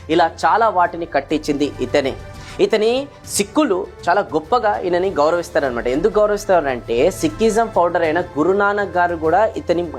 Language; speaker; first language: Telugu; non-native, local second language; Lambadi